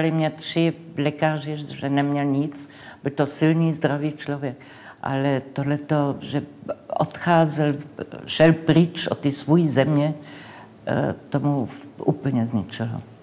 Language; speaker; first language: Czech; non-native, local second language; English